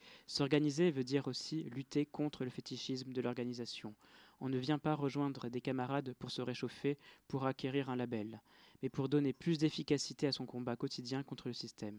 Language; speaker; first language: French; native; French